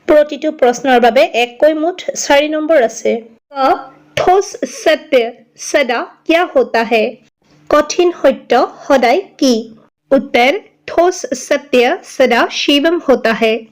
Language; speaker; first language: Hindi; non-native, local second language; Assamese